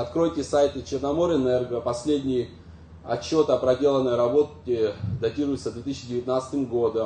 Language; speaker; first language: Russian; native; Russian